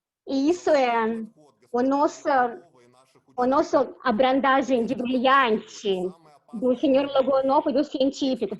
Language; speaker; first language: Portuguese; non-native, fluent; Russian